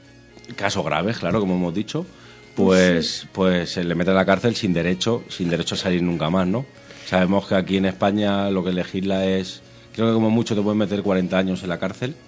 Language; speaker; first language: Spanish; native; Spanish